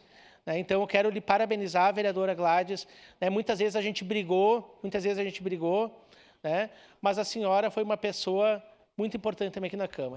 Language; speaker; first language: Portuguese; native; Portuguese